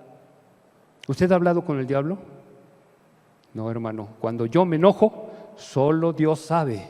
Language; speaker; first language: Spanish; native; Spanish